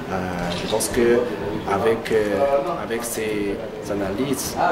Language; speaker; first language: French; non-native, fluent; Chinese